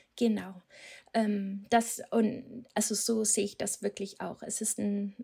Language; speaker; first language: German; non-native, fluent; Danish